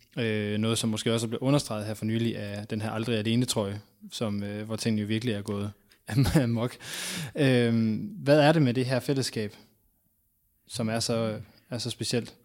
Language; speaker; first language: Danish; native; Danish